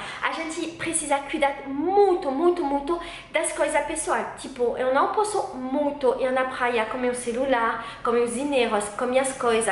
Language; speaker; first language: Portuguese; non-native, learner; French